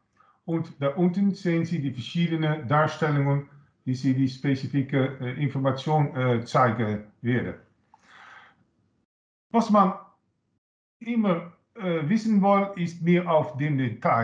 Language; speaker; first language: German; non-native, learner; Dutch